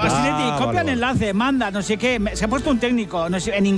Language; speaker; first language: Spanish; native; Spanish